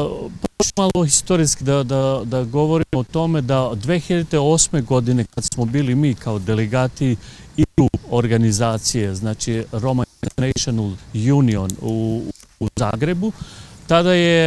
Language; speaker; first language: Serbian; non-native, local second language; Romany